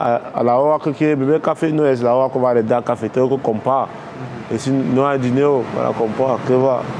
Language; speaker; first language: Spanish; non-native, learner; Arabic